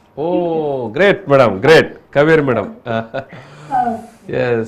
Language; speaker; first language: Kannada; native; Kannada